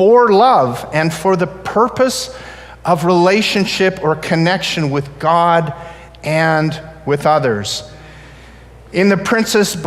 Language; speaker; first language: English; native; English